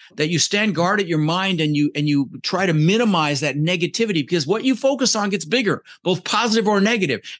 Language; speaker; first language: English; early bilingual, other home language; Dutch